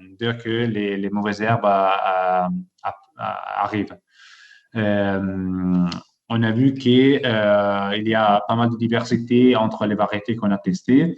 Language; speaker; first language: French; non-native, fluent; Italian